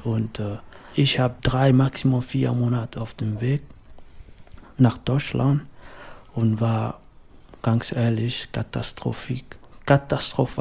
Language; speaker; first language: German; non-native, learner; French